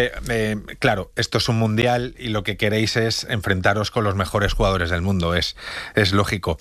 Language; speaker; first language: Spanish; native; Spanish